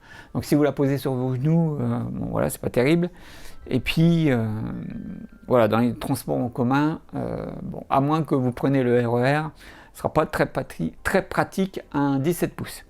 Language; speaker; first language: French; native; French